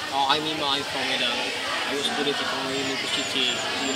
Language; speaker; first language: English; non-native, learner; Indonesian